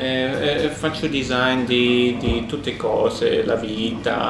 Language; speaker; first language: Italian; non-native, learner; German